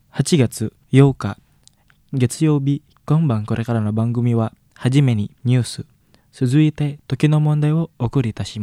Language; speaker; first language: Japanese; non-native, fluent; Indonesian